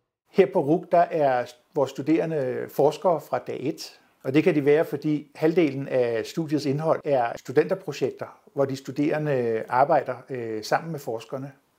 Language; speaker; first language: Danish; native; Danish